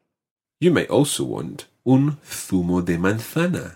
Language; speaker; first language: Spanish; non-native, fluent; English